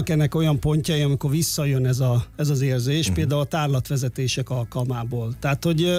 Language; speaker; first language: Hungarian; native; Hungarian